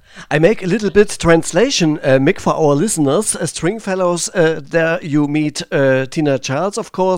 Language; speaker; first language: English; non-native, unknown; German